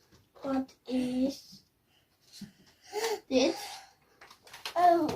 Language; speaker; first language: Dutch; non-native, learner; Tigrinya